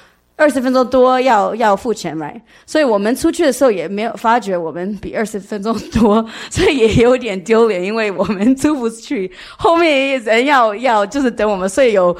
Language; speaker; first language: Chinese; early bilingual, heritage; English